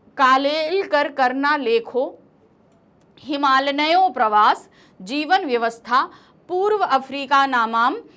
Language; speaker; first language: Hindi; native; Hindi